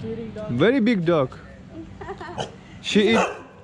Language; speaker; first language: English; non-native, learner; Russian